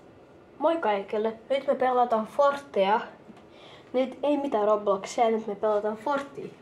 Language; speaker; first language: Finnish; early bilingual, other home language; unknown